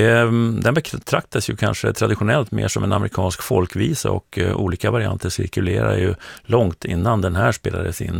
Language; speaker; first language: Swedish; native; Swedish